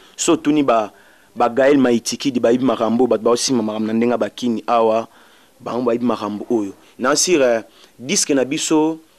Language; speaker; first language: Lingala; native; Lingala